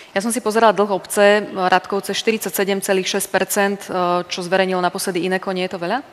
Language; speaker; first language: Slovak; native; Slovak